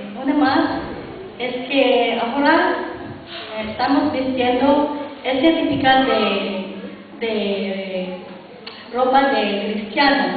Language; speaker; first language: Spanish; non-native, learner; Filipino